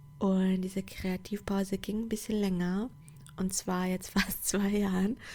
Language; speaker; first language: German; non-native, fluent; Portuguese